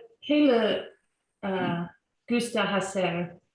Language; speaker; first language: Spanish; non-native, learner; English